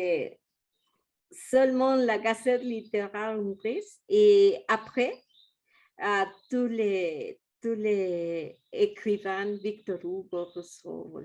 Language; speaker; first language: French; non-native, learner; Spanish